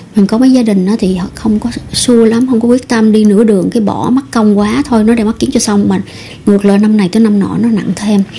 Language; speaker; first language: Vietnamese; early bilingual, heritage; Vietnamese